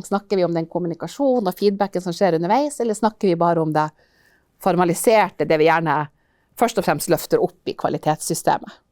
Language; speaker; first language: Norwegian; native; Norwegian